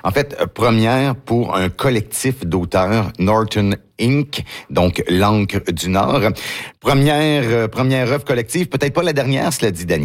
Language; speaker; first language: French; native; French